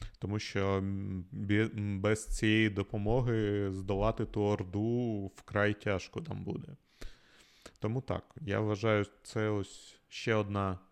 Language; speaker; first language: Ukrainian; non-native, local second language; Russian